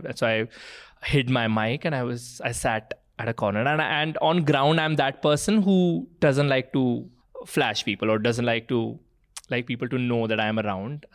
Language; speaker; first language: English; non-native, local second language; Punjabi